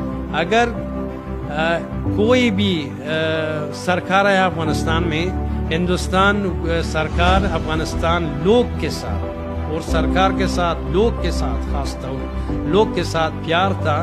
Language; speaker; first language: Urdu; non-native, learner; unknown